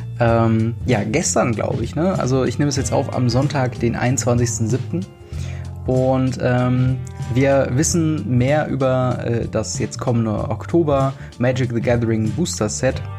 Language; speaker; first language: German; native; German